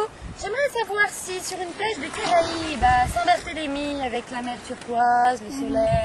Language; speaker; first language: French; native; French